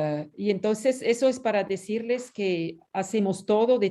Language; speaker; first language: Spanish; non-native, fluent; French